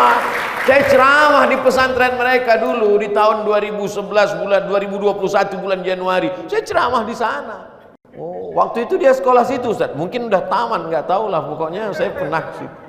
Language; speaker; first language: Indonesian; non-native, local second language; Malay